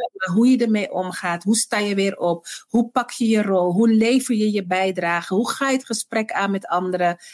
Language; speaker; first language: Dutch; early bilingual, other home language; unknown